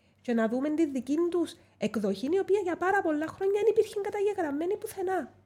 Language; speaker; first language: Greek; native; Greek